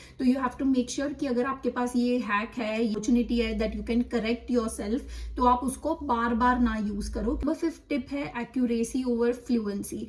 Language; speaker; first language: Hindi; non-native, local second language; Gujarati